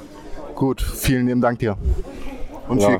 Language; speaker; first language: German; native; German